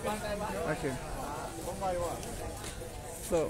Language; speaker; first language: English; non-native, learner; Thai